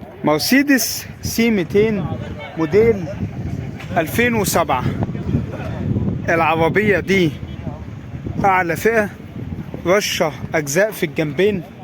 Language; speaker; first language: Arabic; native; Arabic